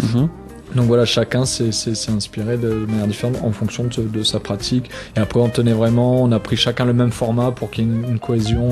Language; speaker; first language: French; native; French